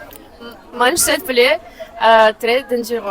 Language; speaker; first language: French; non-native, learner; Russian